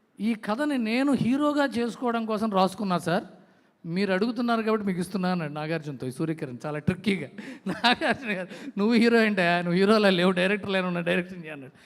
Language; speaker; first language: Telugu; native; Telugu